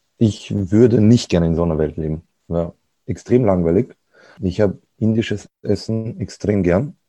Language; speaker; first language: German; early bilingual, other home language; Arabic